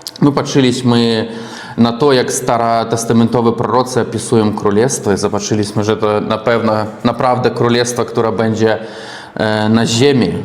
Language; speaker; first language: Polish; non-native, learner; Russian